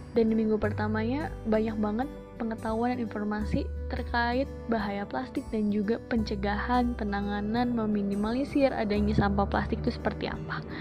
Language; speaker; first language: Indonesian; native; Indonesian